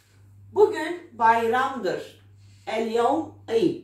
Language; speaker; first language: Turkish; non-native, fluent; Arabic